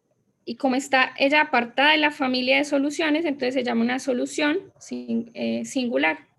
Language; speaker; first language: Spanish; native; Spanish